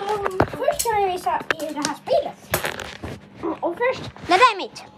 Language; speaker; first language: Swedish; native; Swedish